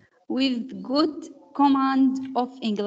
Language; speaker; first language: English; non-native, learner; Arabic